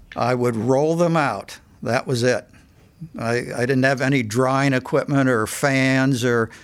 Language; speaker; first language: English; native; English